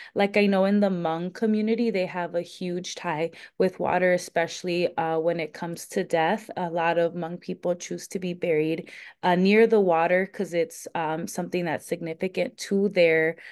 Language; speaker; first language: English; native; English